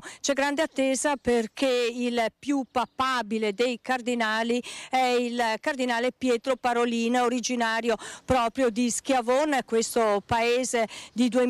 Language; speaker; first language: Italian; native; Italian